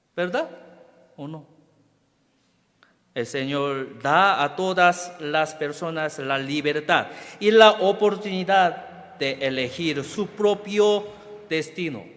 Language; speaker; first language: Spanish; non-native, fluent; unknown